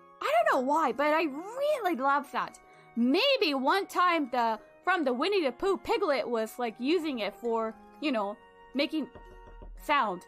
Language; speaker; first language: English; non-native, fluent; Japanese